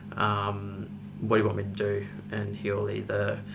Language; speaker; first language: English; native; English